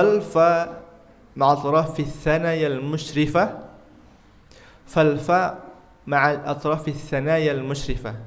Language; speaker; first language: Arabic; non-native, fluent; Indonesian